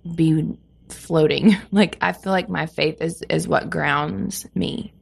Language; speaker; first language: English; native; English